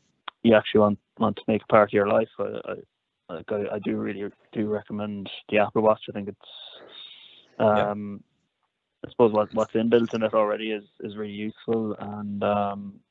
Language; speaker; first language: English; native; English